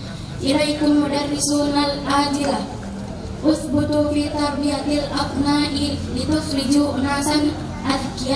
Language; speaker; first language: Arabic; non-native, learner; Indonesian